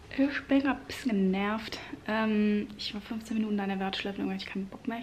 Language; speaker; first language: German; native; German